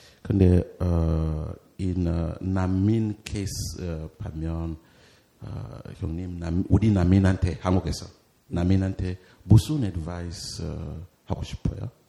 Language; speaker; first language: Korean; non-native, learner; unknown